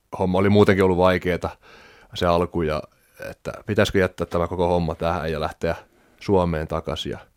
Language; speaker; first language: Finnish; native; Finnish